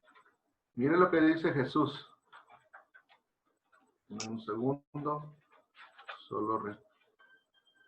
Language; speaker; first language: Spanish; native; Spanish